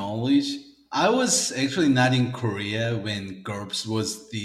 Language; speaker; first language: English; native; English